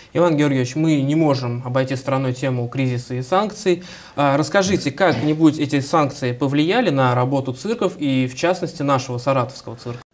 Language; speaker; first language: Russian; native; Russian